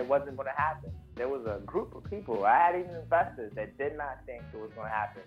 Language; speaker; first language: English; native; English